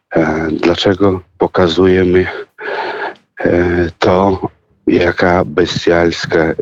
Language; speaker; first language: Polish; early bilingual, heritage; Russian